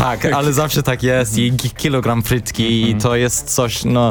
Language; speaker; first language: Polish; non-native, learner; English